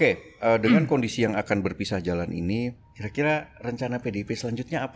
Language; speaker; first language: Indonesian; native; Indonesian